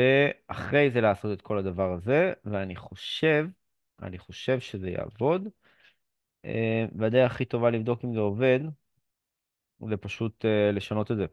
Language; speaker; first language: Hebrew; native; Hebrew